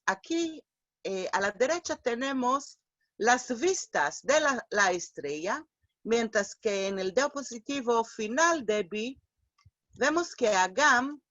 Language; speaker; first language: Spanish; non-native, fluent; Hebrew